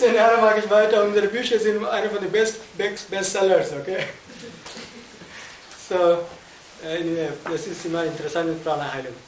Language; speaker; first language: German; non-native, fluent; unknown